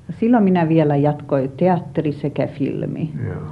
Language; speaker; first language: Finnish; non-native, local second language; Swedish